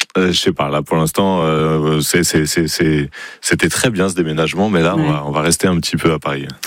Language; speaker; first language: French; native; French